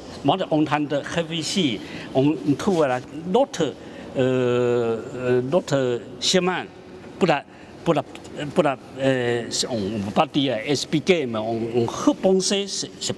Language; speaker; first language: French; non-native, learner; Chinese